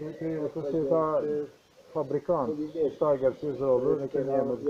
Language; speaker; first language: Polish; non-native, learner; Croatian